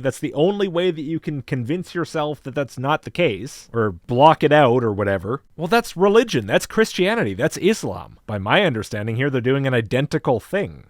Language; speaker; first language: English; native; English